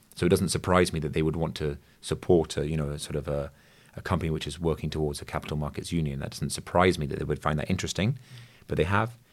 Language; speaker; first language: English; native; English